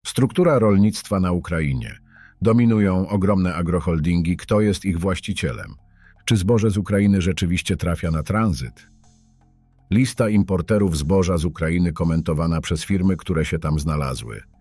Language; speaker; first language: Polish; native; Polish